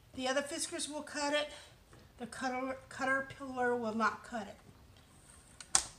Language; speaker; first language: English; native; English